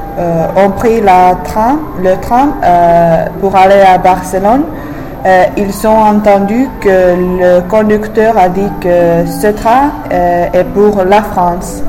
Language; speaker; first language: French; non-native, learner; English